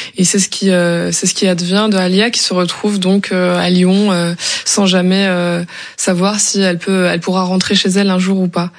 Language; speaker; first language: French; non-native, local second language; Arabic